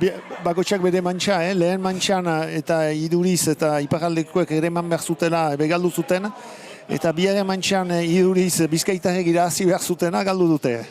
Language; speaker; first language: Basque; native; Basque